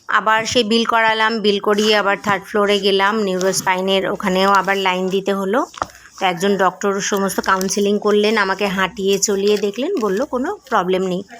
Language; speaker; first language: Bangla; native; Bangla